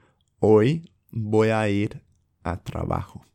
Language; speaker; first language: Spanish; non-native, fluent; English